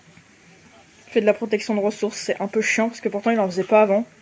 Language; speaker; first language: French; native; French